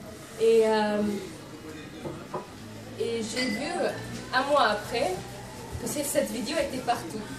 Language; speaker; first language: French; non-native, fluent; Arabic